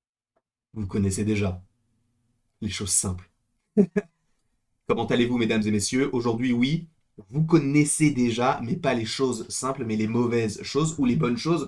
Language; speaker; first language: French; native; French